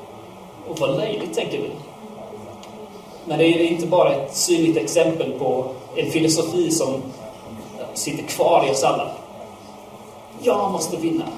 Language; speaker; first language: Swedish; non-native, fluent; English